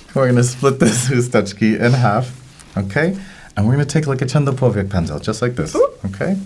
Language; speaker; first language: English; native; English